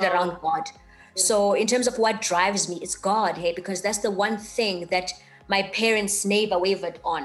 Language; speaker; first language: English; non-native, local second language; Xhosa